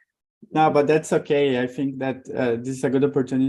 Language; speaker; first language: English; non-native, fluent; Portuguese